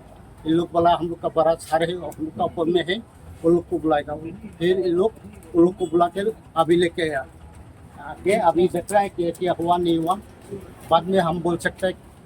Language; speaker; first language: Hindi; non-native, local second language; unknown